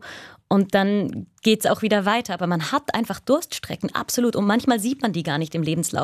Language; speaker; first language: German; native; German